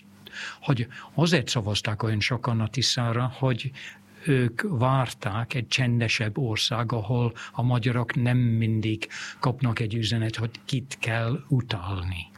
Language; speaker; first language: Hungarian; non-native, fluent; English